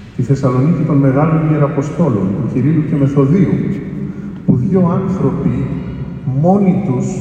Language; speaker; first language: Greek; native; Greek